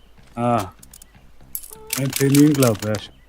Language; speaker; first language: German; native; German